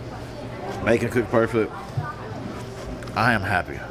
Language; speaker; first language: English; native; English